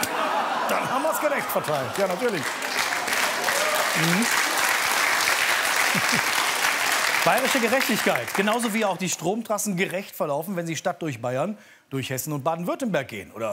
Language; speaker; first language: German; native; German